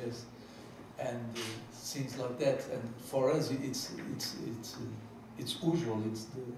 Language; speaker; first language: English; non-native, fluent; Portuguese